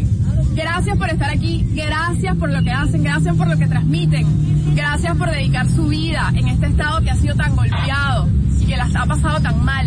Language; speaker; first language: Spanish; native; Spanish